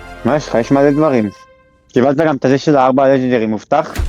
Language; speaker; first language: Hebrew; native; Hebrew